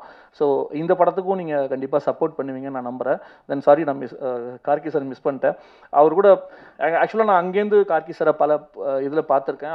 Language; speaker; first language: Tamil; native; Tamil